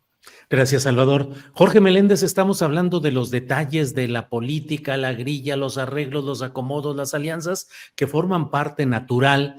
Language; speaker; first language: Spanish; native; Spanish